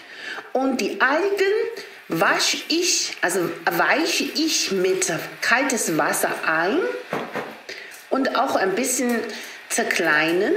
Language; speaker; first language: German; non-native, learner; Chinese